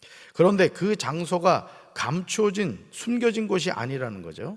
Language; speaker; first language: Korean; native; Korean